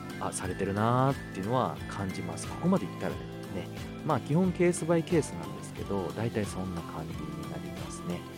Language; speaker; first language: Japanese; native; Japanese